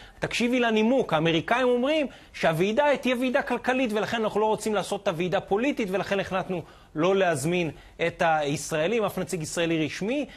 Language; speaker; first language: Hebrew; native; Hebrew